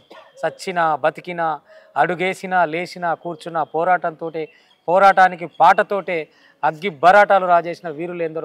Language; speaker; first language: Telugu; native; Telugu